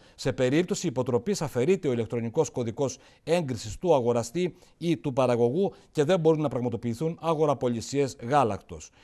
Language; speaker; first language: Greek; native; Greek